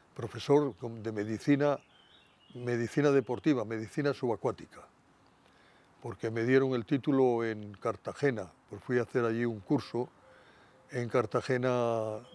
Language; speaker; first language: Spanish; native; Spanish